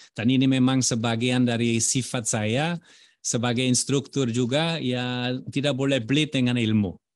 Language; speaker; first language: Indonesian; non-native, fluent; German